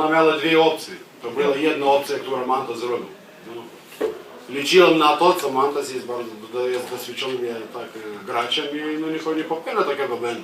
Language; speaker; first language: Polish; non-native, learner; Lithuanian